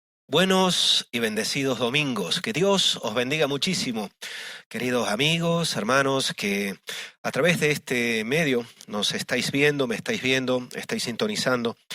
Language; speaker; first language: Spanish; native; Spanish